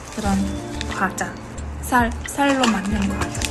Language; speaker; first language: Korean; non-native, learner; Chinese